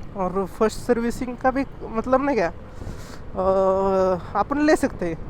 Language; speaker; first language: Hindi; non-native, local second language; Marathi